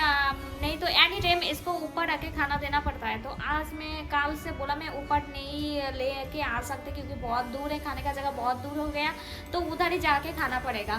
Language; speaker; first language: Hindi; non-native, local second language; Bangla